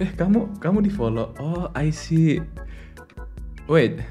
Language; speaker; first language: English; non-native, learner; Indonesian